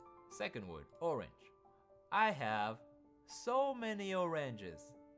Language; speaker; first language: English; non-native, fluent; French